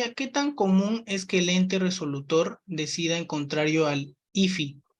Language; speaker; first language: Spanish; native; Spanish